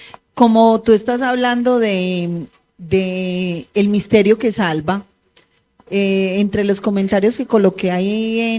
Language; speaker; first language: Spanish; native; Spanish